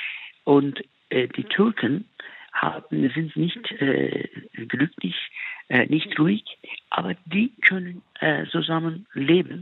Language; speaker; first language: German; non-native, fluent; Turkish